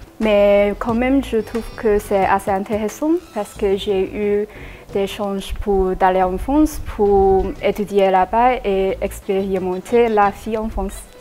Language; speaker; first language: French; non-native, learner; Cantonese